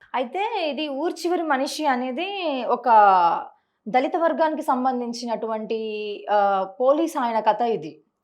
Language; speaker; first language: Telugu; early bilingual, heritage; Telugu